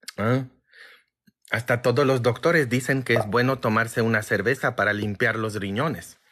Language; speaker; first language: Spanish; non-native, fluent; Polish